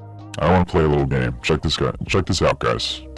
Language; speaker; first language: English; native; English